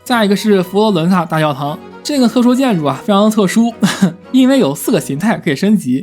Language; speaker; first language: Chinese; native; Chinese